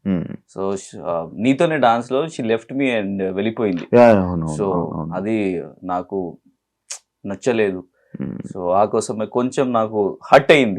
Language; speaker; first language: Telugu; non-native, local second language; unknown